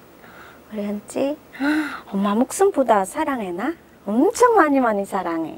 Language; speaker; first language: Korean; non-native, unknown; Khmer